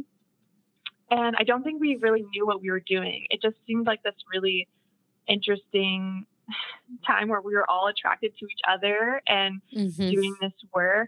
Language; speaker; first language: English; native; English